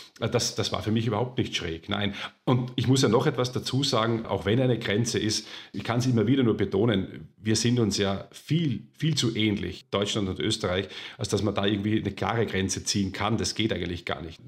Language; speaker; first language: German; native; German